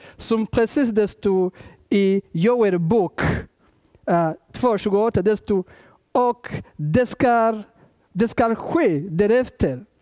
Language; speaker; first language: Swedish; non-native, fluent; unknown